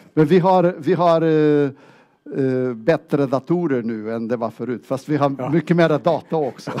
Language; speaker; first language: Swedish; non-native, fluent; Portuguese